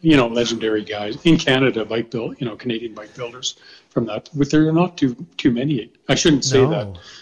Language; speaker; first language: English; native; English